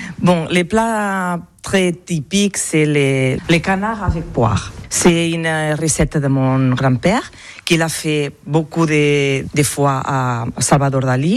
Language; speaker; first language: French; non-native, learner; Catalan